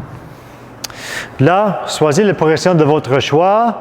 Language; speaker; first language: French; non-native, fluent; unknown